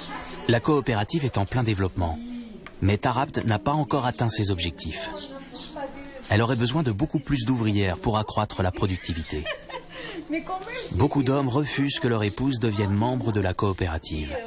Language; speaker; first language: French; native; French